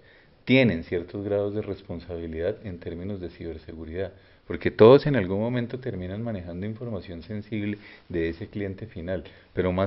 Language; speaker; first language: Spanish; native; Spanish